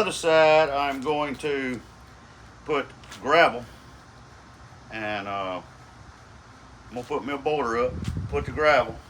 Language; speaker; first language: English; native; English